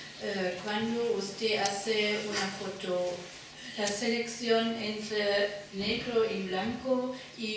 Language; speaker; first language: Spanish; non-native, learner; German